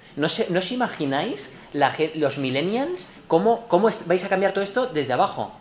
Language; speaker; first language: Spanish; native; Spanish